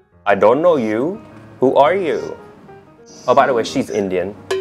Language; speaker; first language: English; non-native, local second language; Cantonese